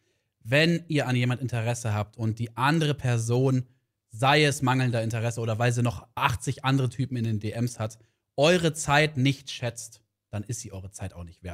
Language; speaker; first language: German; native; German